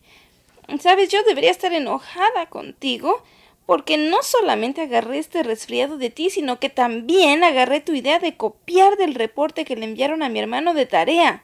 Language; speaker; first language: Spanish; native; Spanish